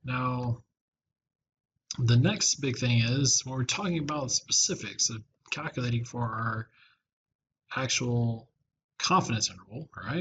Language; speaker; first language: English; native; English